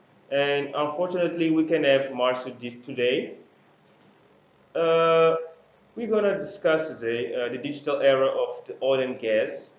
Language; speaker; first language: English; non-native, fluent; Portuguese